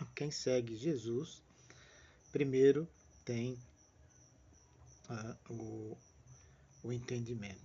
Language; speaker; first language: Portuguese; native; Portuguese